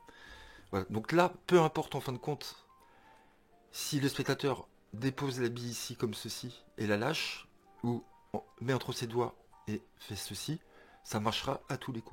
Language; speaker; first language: French; native; French